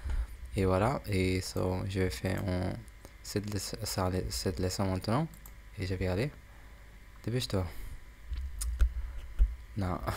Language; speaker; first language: French; non-native, learner; English